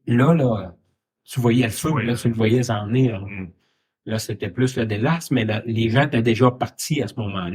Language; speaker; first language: French; native; French